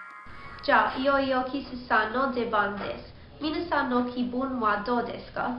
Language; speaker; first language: Japanese; non-native, learner; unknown